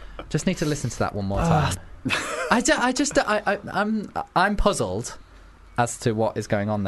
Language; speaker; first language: English; native; English